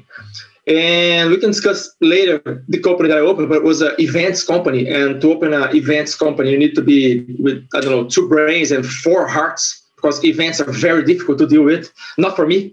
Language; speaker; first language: English; non-native, fluent; Portuguese